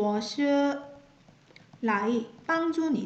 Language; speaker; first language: Chinese; non-native, fluent; Korean